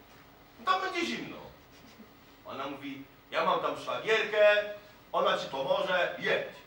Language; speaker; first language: Polish; non-native, fluent; Kurdish